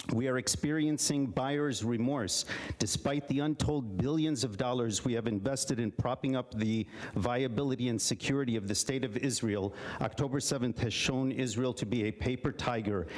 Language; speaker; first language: English; early bilingual, other home language; Arabic